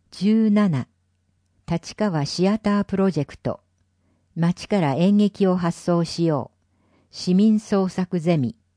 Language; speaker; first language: Japanese; native; Japanese